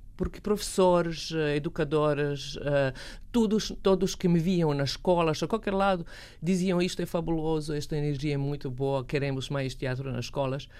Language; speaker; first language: Portuguese; non-native, fluent; Serbian